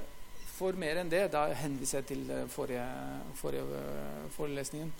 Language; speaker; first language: Norwegian; non-native, fluent; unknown